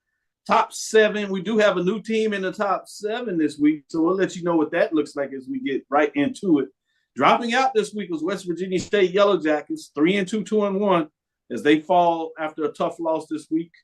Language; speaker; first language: English; native; English